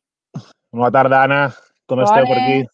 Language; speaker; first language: Catalan; native; Catalan